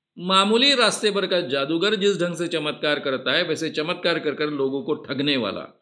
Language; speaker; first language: Hindi; non-native, local second language; Marathi